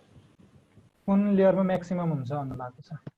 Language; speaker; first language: Nepali; native; Nepali